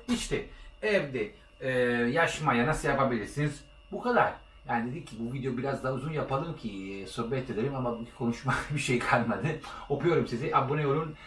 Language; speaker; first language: Turkish; non-native, learner; Italian